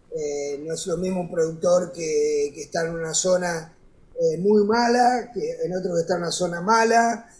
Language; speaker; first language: Spanish; native; Spanish